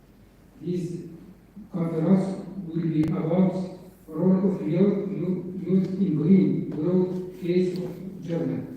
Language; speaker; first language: English; non-native, fluent; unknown